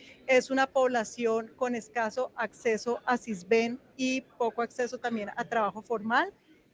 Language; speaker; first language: Spanish; native; Spanish